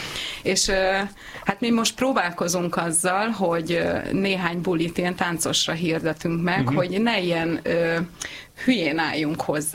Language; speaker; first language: Hungarian; native; Hungarian